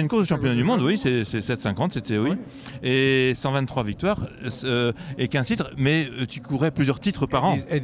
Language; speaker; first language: French; native; French